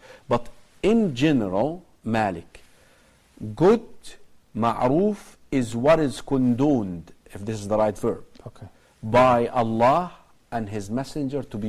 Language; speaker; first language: English; non-native, fluent; Arabic